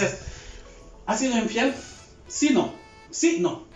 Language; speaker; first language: Spanish; non-native, learner; Haitian Creole